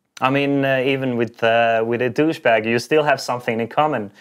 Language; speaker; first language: English; non-native, fluent; Estonian